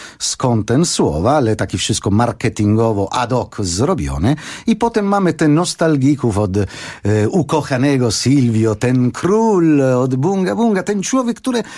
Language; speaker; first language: Polish; non-native, fluent; Italian